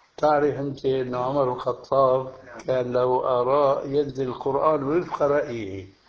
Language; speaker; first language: Arabic; early bilingual, other home language; Albanian